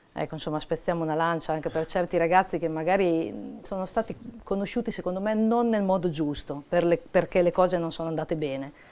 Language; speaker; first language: Italian; native; Italian